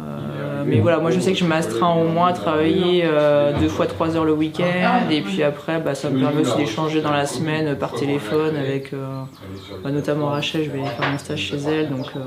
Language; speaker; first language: French; native; French